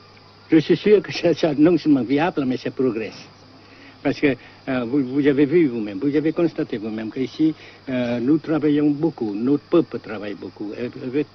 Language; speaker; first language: French; non-native, fluent; Vietnamese